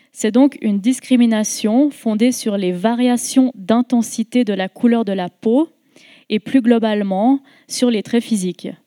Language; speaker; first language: French; native; French